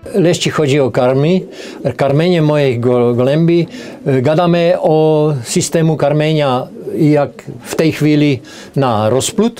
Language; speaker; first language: Polish; non-native, learner; Czech